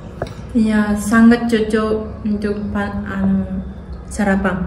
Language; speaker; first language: Indonesian; non-native, learner; Japanese